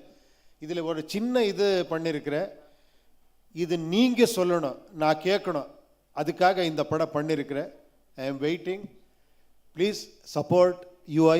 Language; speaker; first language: Tamil; non-native, learner; Kannada